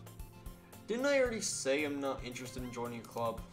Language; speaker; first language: English; native; English